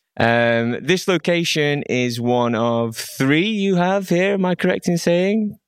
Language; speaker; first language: English; native; English